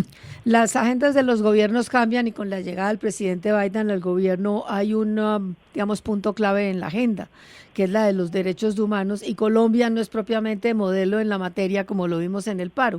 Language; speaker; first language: Spanish; native; Spanish